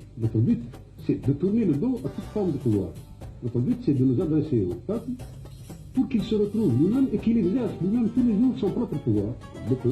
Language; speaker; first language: French; non-native, local second language; Kabyle